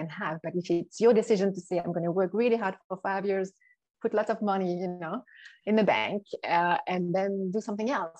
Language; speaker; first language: English; non-native, fluent; French